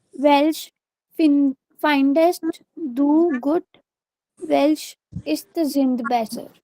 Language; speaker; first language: German; non-native, learner; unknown